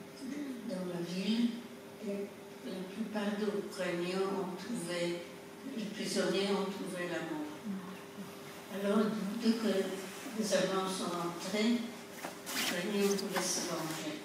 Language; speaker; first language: French; non-native, fluent; Polish